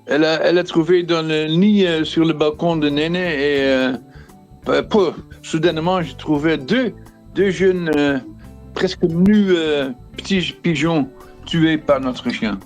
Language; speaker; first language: French; non-native, fluent; Dutch